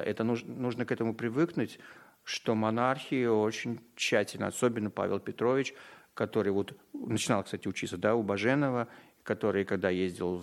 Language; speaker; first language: Russian; native; Russian